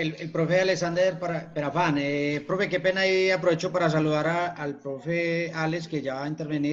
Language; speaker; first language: Spanish; native; Spanish